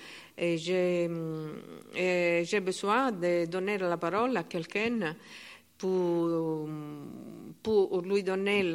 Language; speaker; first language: French; non-native, learner; Italian